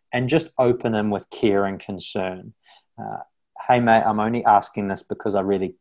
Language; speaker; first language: English; native; English